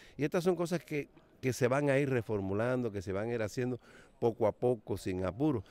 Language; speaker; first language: Spanish; native; Spanish